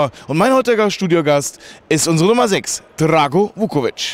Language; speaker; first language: German; native; German